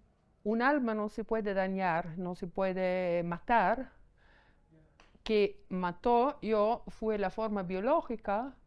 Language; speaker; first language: Spanish; non-native, fluent; German